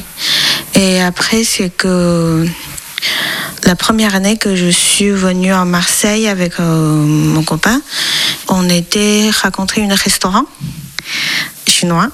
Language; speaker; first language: French; non-native, learner; Chinese